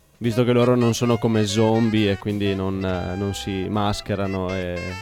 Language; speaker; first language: Italian; native; Italian